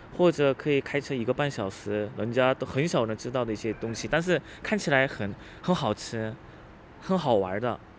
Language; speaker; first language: Chinese; non-native, fluent; Korean